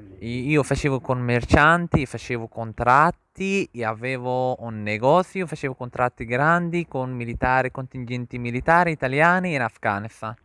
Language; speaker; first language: Italian; non-native, learner; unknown